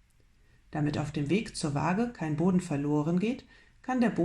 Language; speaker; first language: German; native; German